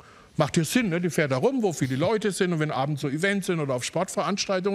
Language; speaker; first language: German; native; German